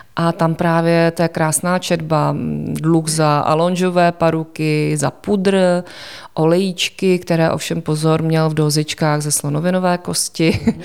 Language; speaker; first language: Czech; native; Czech